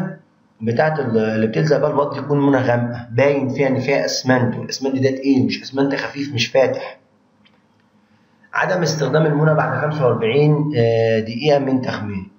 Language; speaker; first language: Arabic; native; Arabic